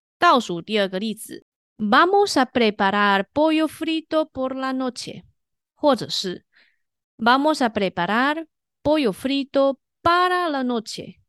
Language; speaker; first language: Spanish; non-native, fluent; Chinese